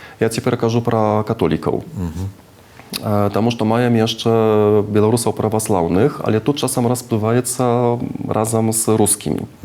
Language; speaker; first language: Belarusian; non-native, fluent; Czech